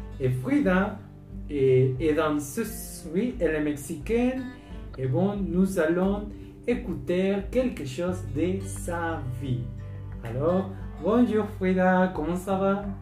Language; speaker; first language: French; non-native, fluent; Spanish